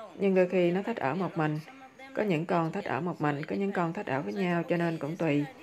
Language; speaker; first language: Vietnamese; native; Vietnamese